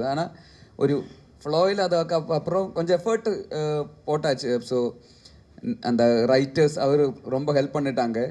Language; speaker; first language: Tamil; non-native, learner; Malayalam